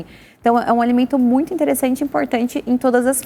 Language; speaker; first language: Portuguese; native; Portuguese